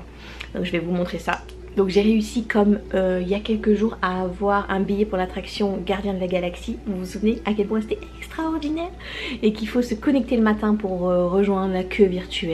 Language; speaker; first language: French; native; French